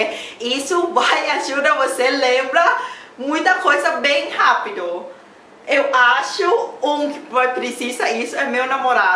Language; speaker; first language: Portuguese; non-native, learner; Thai